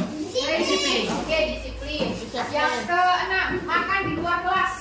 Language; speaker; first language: Indonesian; native; Indonesian